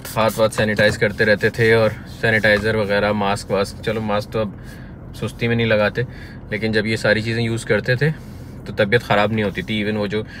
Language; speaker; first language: Hindi; native; Hindi